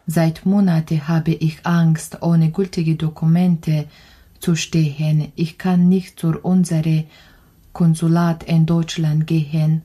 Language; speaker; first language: German; non-native, learner; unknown